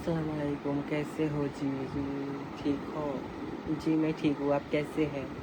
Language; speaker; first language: Hindi; non-native, learner; Bangla